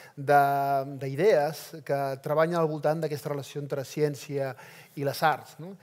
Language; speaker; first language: Catalan; native; Catalan